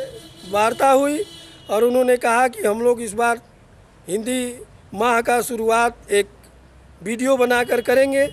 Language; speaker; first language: Hindi; native; Hindi